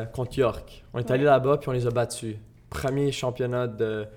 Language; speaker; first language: French; native; French